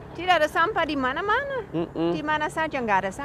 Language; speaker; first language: Indonesian; non-native, fluent; English